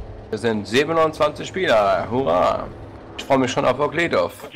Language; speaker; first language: German; native; German